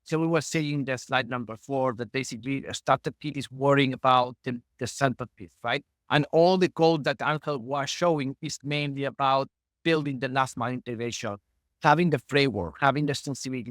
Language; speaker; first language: English; non-native, fluent; Spanish